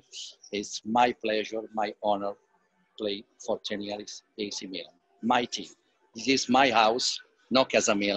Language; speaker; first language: English; non-native, learner; Italian